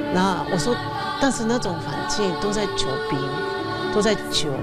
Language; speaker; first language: Chinese; non-native, fluent; Japanese